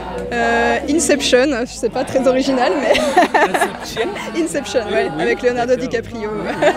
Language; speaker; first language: French; native; French